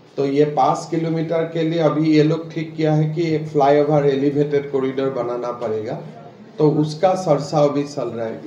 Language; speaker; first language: Hindi; non-native, local second language; Assamese